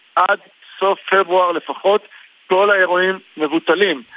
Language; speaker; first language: Hebrew; native; Hebrew